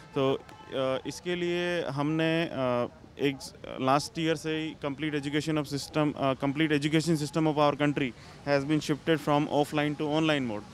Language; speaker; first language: Hindi; native; Hindi